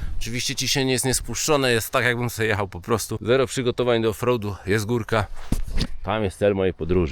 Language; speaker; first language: Polish; native; Polish